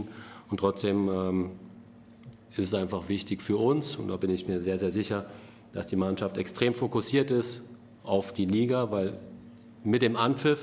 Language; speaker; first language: German; native; German